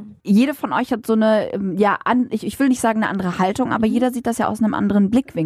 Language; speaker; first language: German; early bilingual, other home language; Arabic